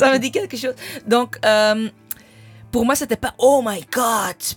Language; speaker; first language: French; non-native, fluent; English